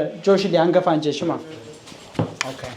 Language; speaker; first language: Chinese; non-native, fluent; Amharic